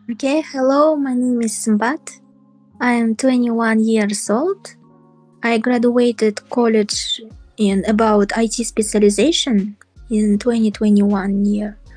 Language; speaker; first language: English; non-native, learner; Russian